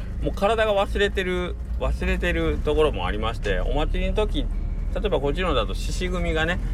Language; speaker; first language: Japanese; native; Japanese